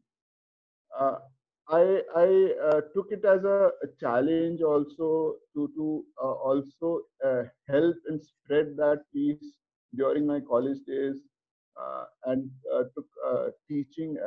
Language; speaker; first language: English; non-native, local second language; Hindi